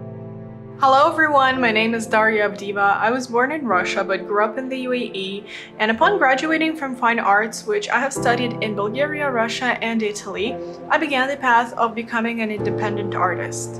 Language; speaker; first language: English; non-native, fluent; Russian